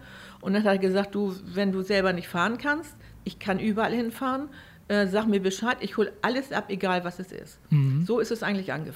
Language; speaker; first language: German; native; German